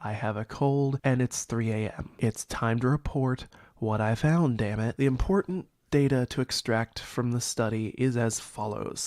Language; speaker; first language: English; native; English